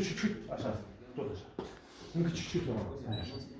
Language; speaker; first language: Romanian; non-native, local second language; Russian